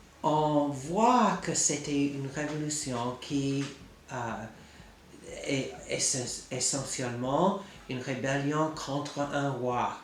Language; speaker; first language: French; non-native, fluent; English